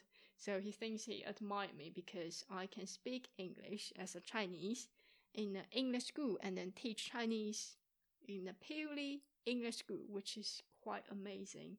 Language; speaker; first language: English; non-native, fluent; Chinese